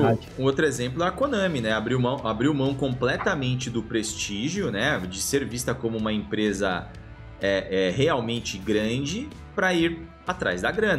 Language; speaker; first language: Portuguese; native; Portuguese